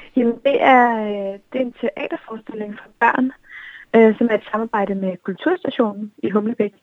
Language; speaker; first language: Danish; native; Danish